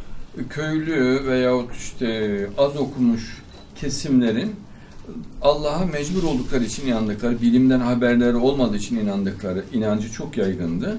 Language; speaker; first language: Turkish; native; Turkish